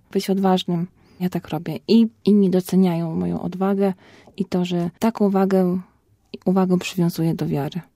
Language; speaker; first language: Polish; native; Polish